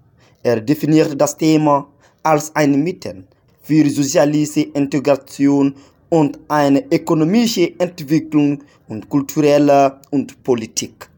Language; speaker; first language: German; non-native, learner; French